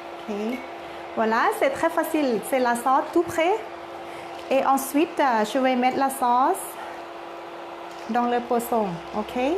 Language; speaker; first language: French; non-native, learner; Thai